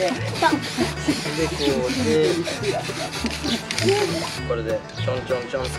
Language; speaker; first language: Japanese; native; Japanese